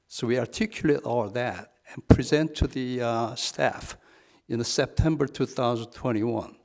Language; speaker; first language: English; non-native, fluent; Korean